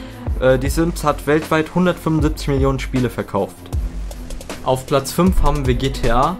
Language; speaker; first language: German; native; German